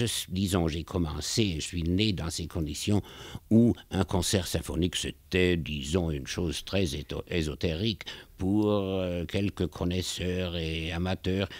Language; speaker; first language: French; non-native, fluent; German